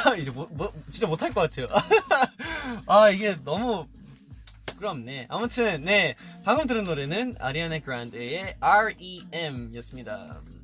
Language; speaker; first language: Korean; early bilingual, heritage; Korean